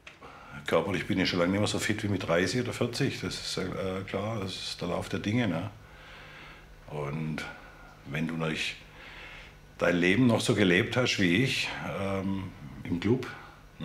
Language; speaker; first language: German; native; German